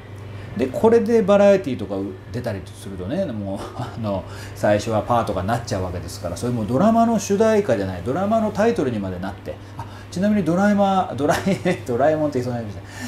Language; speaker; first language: Japanese; native; Japanese